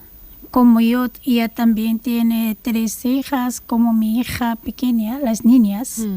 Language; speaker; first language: Spanish; non-native, learner; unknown